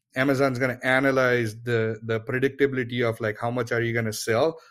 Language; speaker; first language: English; non-native, local second language; Gujarati